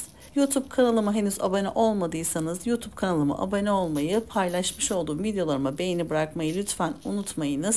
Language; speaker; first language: Turkish; native; Turkish